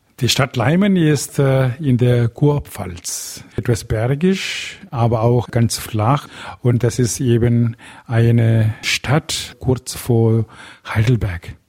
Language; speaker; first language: German; non-native, fluent; Tamil